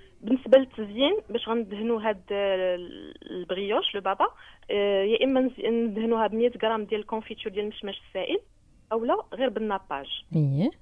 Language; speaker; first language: Arabic; native; Arabic